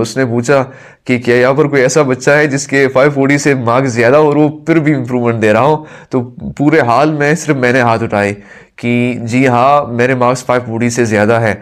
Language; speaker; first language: Urdu; non-native, local second language; Pashto